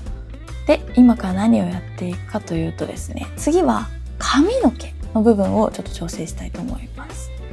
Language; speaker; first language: Japanese; native; Japanese